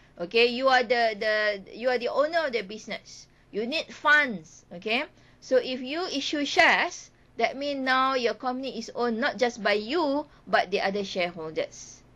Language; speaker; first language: English; non-native, local second language; Malay